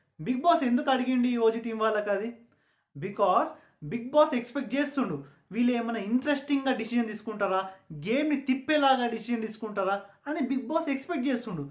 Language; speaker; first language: Telugu; non-native, local second language; Urdu